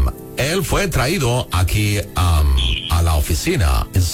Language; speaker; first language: Spanish; non-native, learner; English